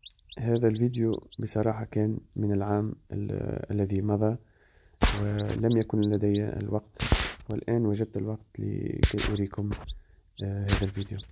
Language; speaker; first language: Arabic; early bilingual, heritage; Arabic